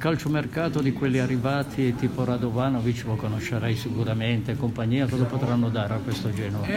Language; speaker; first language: Italian; native; Italian